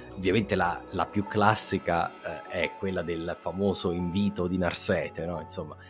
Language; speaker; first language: Italian; native; Italian